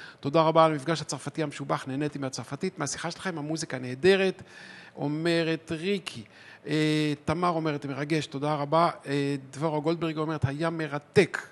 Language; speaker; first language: Hebrew; native; Hebrew